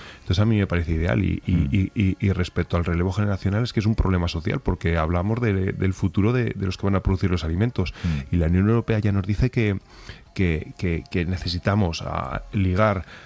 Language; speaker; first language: Spanish; native; Spanish